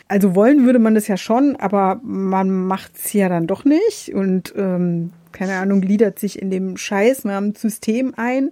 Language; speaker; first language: German; native; German